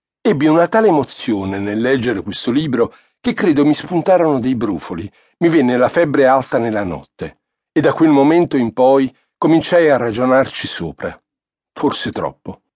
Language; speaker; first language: Italian; native; Italian